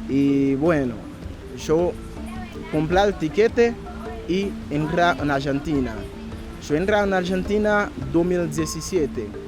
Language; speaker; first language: Spanish; non-native, learner; Haitian Creole